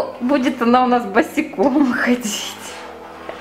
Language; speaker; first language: Russian; native; Russian